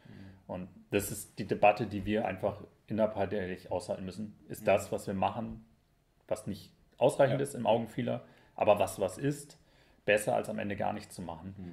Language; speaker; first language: German; native; German